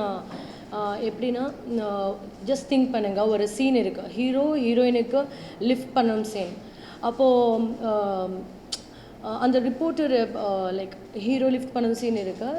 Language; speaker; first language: Tamil; non-native, learner; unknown